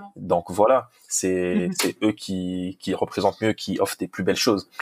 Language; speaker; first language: French; non-native, local second language; Lingala